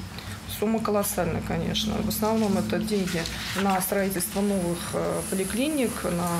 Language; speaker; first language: Russian; native; Russian